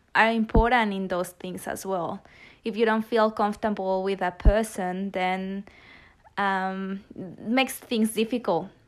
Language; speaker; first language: English; non-native, fluent; Spanish